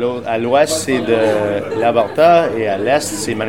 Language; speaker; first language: French; non-native, local second language; English